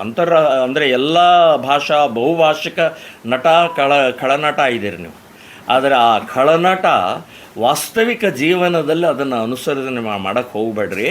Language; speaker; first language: Kannada; native; Kannada